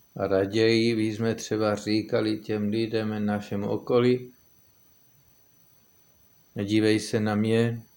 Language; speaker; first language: Czech; non-native, fluent; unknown